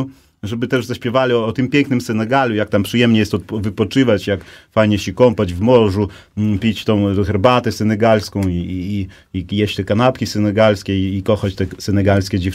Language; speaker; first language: Polish; native; Polish